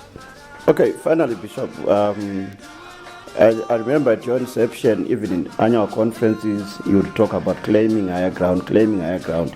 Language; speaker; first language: English; non-native, local second language; Shona